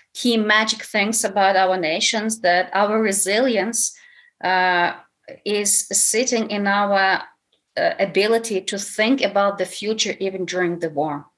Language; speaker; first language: English; non-native, fluent; Ukrainian